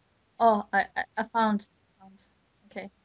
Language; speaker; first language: English; non-native, learner; Bashkir